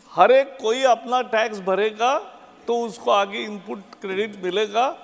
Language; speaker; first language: Hindi; non-native, local second language; Marathi